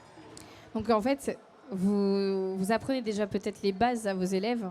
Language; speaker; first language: French; native; French